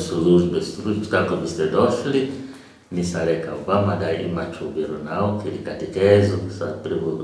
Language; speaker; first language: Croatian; non-native, learner; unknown